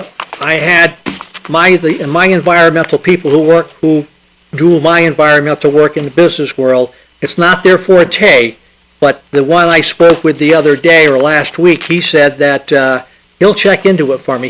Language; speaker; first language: English; native; English